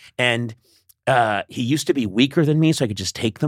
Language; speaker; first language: English; native; English